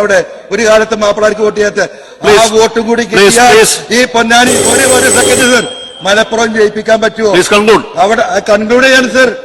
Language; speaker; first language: Malayalam; native; Malayalam